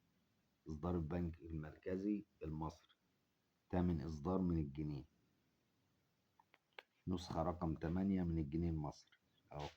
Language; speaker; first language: Arabic; native; Arabic